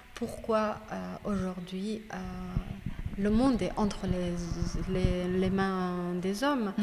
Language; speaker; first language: French; non-native, fluent; Persian